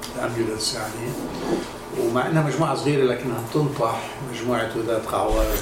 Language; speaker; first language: Arabic; native; Arabic